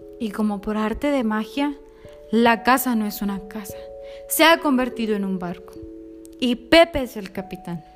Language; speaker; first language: Spanish; native; Spanish